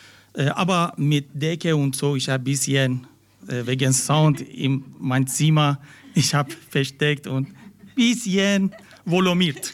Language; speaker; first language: German; non-native, learner; Persian